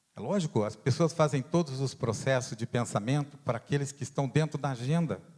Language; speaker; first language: Portuguese; non-native, fluent; Italian